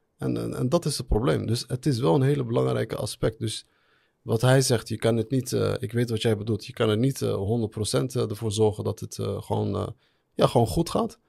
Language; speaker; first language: Dutch; early bilingual, other home language; Arabic